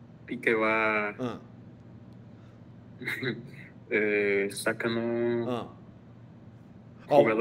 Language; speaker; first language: Japanese; non-native, learner; Spanish